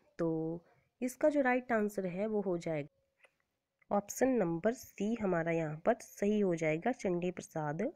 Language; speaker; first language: Hindi; native; Hindi